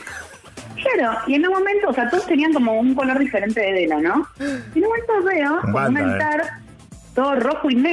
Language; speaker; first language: Spanish; native; Spanish